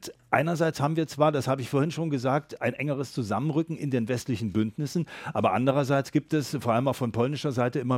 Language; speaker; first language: German; native; German